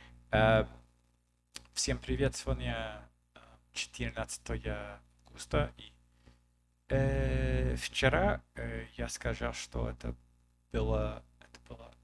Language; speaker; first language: Russian; non-native, learner; English